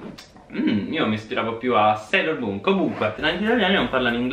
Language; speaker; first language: Italian; native; Italian